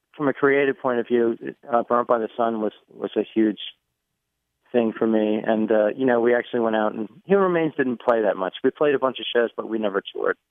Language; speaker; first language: English; native; English